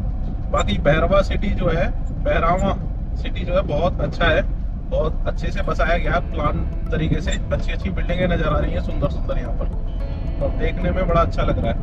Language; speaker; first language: Hindi; native; Hindi